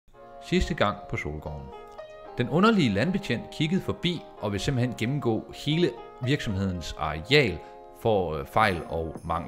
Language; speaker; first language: Danish; native; Danish